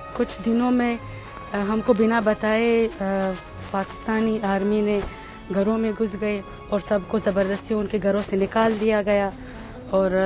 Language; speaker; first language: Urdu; non-native, fluent; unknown